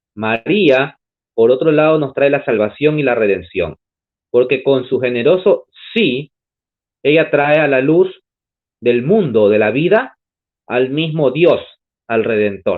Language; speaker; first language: Spanish; native; Spanish